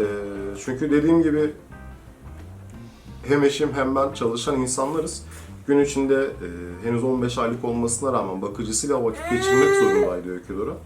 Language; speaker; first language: Turkish; native; Turkish